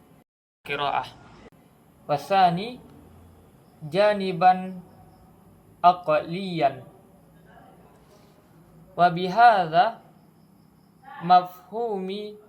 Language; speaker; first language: Arabic; non-native, learner; Indonesian